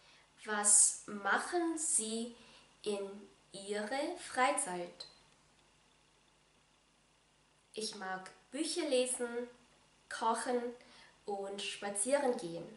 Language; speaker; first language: German; non-native, fluent; Vietnamese